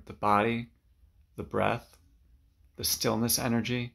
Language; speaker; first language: English; native; English